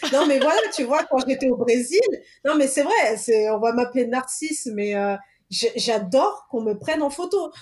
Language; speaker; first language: French; early bilingual, other home language; Portuguese